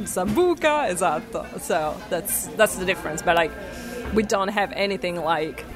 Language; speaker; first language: English; non-native, fluent; Italian